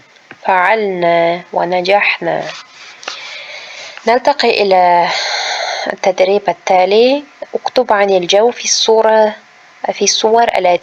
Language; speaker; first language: Arabic; non-native, fluent; Uzbek